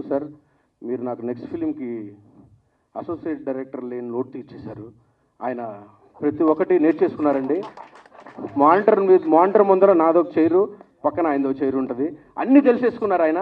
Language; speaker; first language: Telugu; native; Telugu